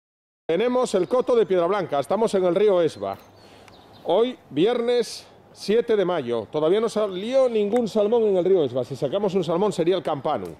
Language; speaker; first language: Spanish; native; Spanish